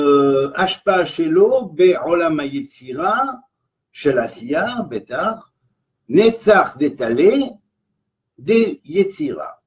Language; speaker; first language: Hebrew; non-native, fluent; French